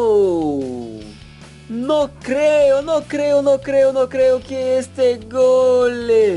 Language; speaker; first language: Portuguese; non-native, learner; Spanish